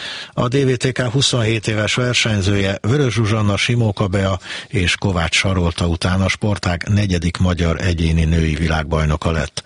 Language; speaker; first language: Hungarian; native; Hungarian